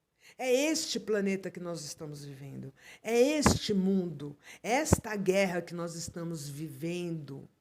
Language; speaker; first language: Portuguese; native; Portuguese